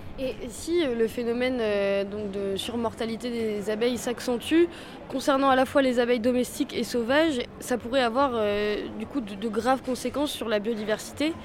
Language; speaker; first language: French; native; French